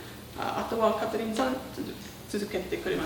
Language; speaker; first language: Japanese; non-native, fluent; English